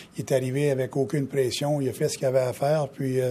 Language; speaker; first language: French; native; French